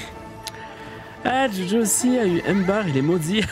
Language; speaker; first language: French; native; French